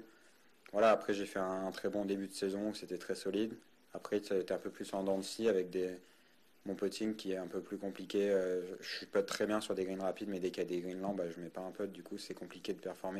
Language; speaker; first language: French; native; French